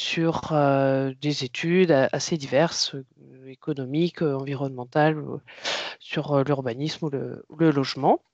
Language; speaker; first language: French; native; French